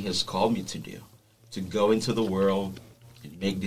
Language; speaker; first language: English; non-native, fluent; Haitian Creole